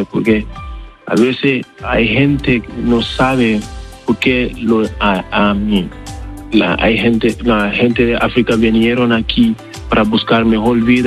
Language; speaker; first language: Spanish; non-native, learner; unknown